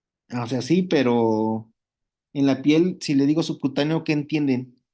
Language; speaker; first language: Spanish; native; Spanish